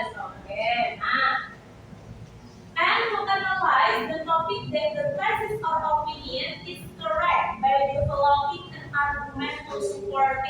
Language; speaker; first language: English; non-native, learner; Indonesian